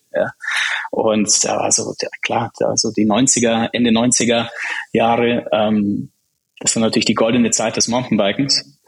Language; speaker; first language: German; early bilingual, other home language; Czech